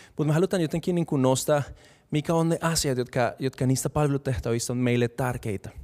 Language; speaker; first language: Finnish; non-native, fluent; Spanish